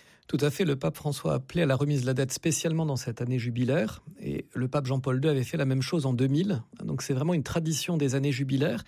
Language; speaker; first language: French; native; French